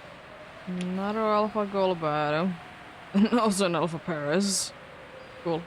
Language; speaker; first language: English; non-native, fluent; Finnish